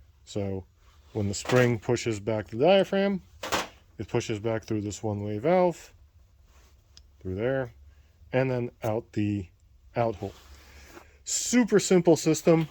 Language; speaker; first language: English; native; English